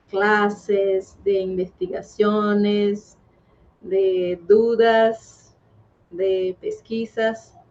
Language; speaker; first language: Spanish; non-native, fluent; Portuguese